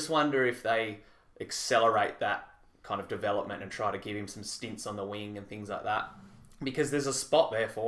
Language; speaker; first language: English; native; English